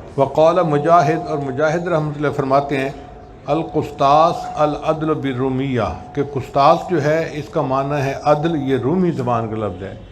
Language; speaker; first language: Urdu; non-native, local second language; Punjabi